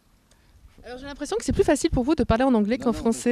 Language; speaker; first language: French; native; French